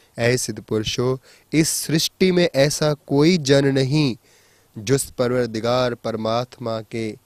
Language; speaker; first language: Hindi; non-native, local second language; Punjabi